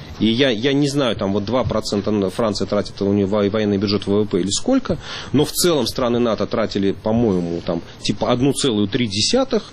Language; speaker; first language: Russian; native; Russian